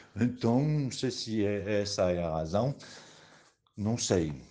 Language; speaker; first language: Portuguese; non-native, fluent; French